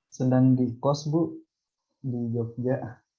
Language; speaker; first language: Indonesian; native; Indonesian